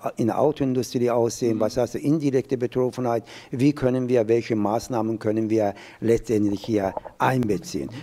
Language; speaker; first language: German; non-native, fluent; Persian